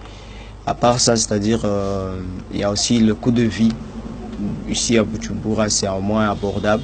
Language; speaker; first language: French; non-native, local second language; Swahili